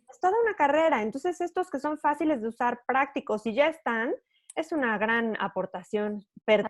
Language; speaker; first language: Spanish; native; Spanish